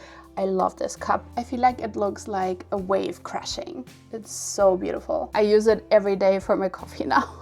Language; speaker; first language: English; non-native, fluent; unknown